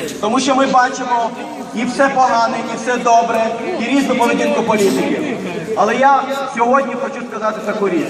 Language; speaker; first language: Ukrainian; early bilingual, other home language; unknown